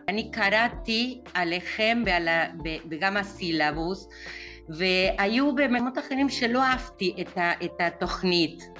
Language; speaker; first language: Hebrew; non-native, fluent; Russian